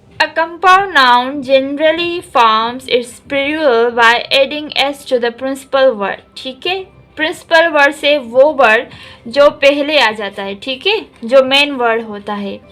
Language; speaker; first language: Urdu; non-native, local second language; Sindhi